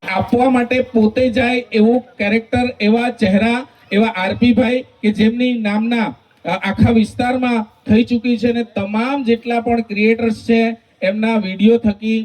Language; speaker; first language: Gujarati; native; Gujarati